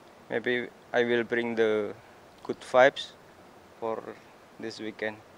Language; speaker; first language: English; non-native, learner; Indonesian